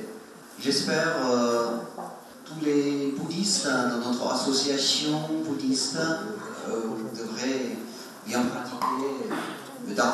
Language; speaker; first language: French; non-native, fluent; Chinese